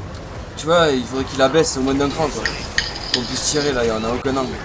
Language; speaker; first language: French; native; French